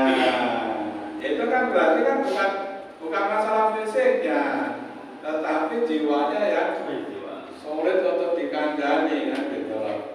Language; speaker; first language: Indonesian; non-native, local second language; Javanese